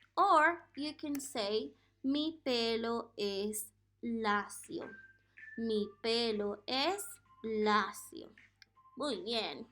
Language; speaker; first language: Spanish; non-native, fluent; English